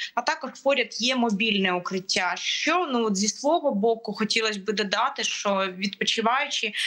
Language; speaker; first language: Ukrainian; native; Ukrainian